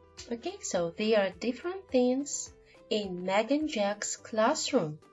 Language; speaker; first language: English; non-native, fluent; Ukrainian